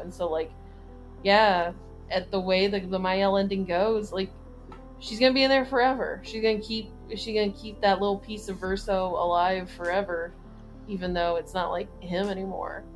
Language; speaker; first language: English; native; English